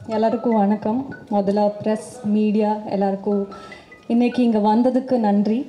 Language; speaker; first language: Tamil; non-native, local second language; Kannada